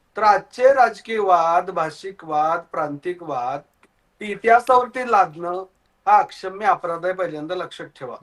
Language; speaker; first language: Marathi; native; Marathi